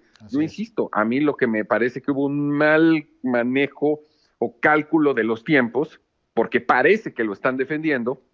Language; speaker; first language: Spanish; native; Spanish